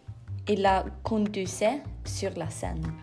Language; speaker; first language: French; non-native, learner; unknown